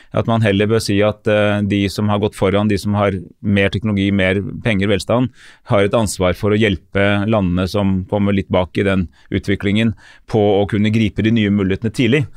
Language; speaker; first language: Norwegian; native; Norwegian